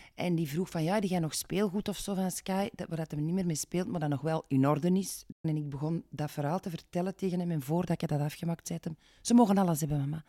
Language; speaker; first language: Dutch; native; Dutch